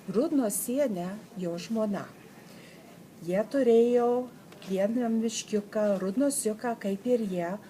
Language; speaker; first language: Lithuanian; early bilingual, heritage; Lithuanian